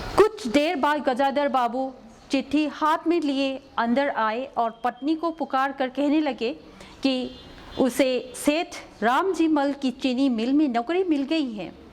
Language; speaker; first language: Hindi; non-native, local second language; Manipuri